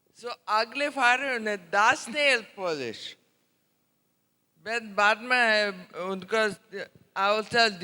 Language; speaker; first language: Hindi; non-native, learner; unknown